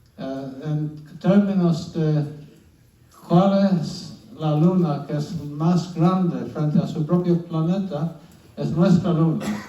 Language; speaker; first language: Spanish; non-native, fluent; English